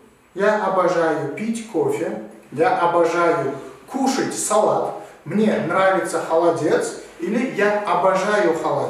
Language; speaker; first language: Russian; non-native, local second language; Uzbek